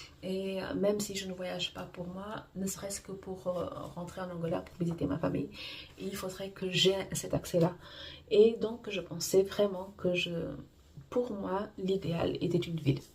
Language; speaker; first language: French; non-native, fluent; Portuguese